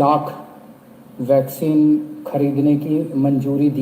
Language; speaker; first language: Hindi; native; Hindi